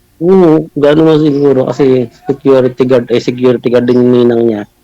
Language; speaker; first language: Filipino; native; Filipino